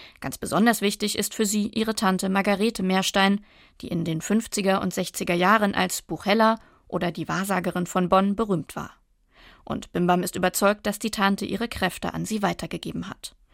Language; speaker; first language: German; native; German